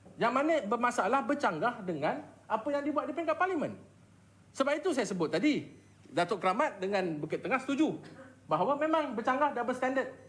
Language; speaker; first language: Malay; native; Malay